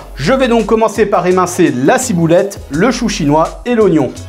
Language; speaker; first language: French; native; French